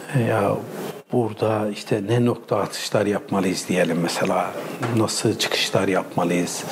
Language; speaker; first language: Turkish; native; Turkish